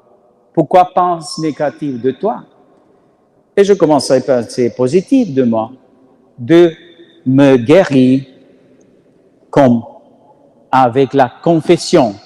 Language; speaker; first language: French; non-native, learner; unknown